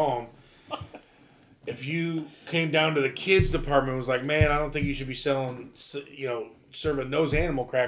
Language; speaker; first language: English; native; English